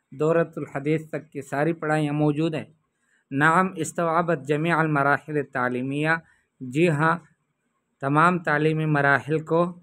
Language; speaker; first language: Urdu; native; Urdu